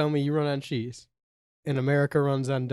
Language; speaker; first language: English; native; English